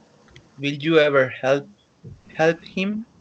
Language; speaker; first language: English; non-native, learner; Spanish